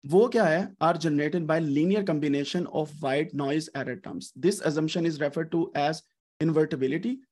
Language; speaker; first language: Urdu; native; Urdu